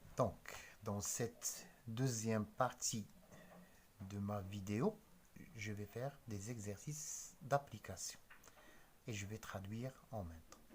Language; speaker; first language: French; non-native, local second language; Arabic